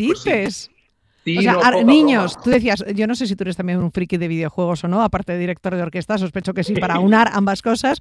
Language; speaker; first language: Spanish; native; Spanish